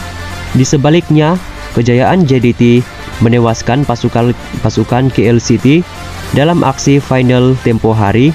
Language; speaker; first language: Malay; native; Malay